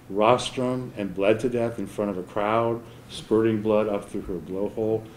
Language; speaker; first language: English; native; English